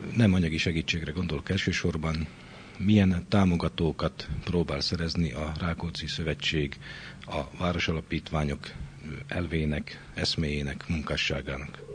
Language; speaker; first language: Hungarian; native; Hungarian